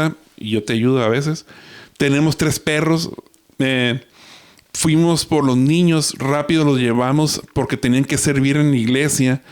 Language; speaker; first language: Spanish; native; Spanish